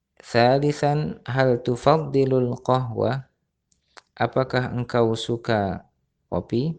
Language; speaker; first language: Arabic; non-native, fluent; Indonesian